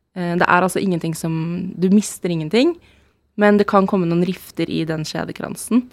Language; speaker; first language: Norwegian; native; Norwegian